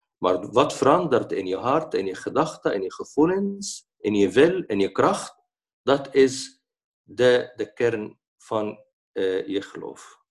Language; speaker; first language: Dutch; non-native, fluent; Arabic